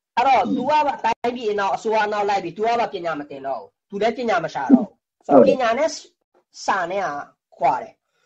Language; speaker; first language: Burmese; non-native, local second language; Rohingya